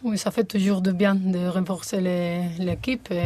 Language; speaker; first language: French; non-native, fluent; Spanish